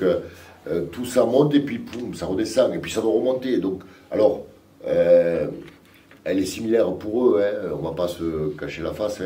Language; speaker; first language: French; native; French